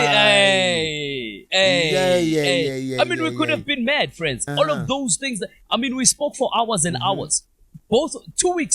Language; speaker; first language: English; non-native, local second language; Zulu